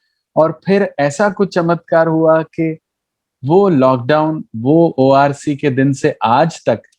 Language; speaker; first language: Hindi; native; Hindi